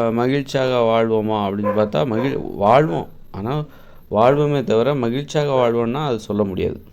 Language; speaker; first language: Tamil; native; Tamil